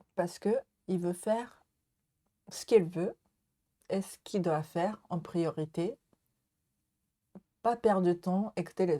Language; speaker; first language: French; non-native, learner; Japanese